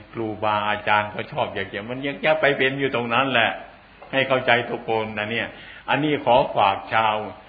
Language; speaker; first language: Thai; non-native, local second language; Northeastern Thai